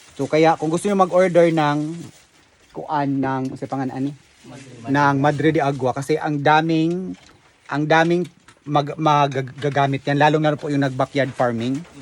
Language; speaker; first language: Filipino; non-native, local second language; Cebuano